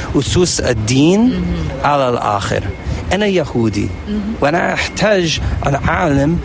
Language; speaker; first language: Arabic; non-native, learner; English